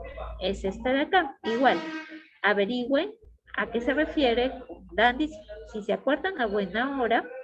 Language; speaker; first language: Spanish; native; Spanish